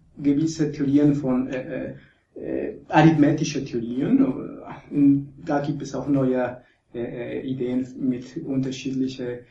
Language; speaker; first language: German; non-native, fluent; Spanish